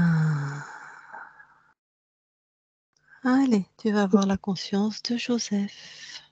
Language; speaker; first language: French; native; French